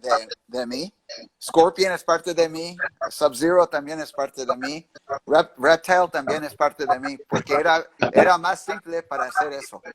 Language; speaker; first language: Spanish; early bilingual, heritage; English